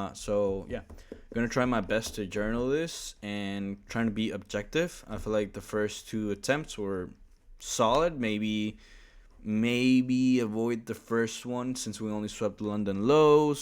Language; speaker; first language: English; early bilingual, other home language; Spanish